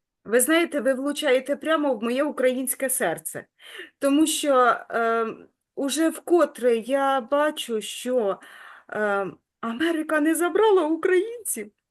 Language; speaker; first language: Ukrainian; native; Ukrainian